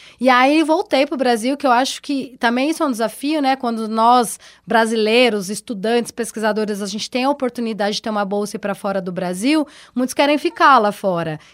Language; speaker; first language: Portuguese; native; Portuguese